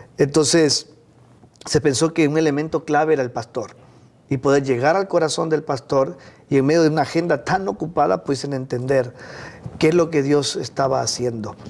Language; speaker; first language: Spanish; native; Spanish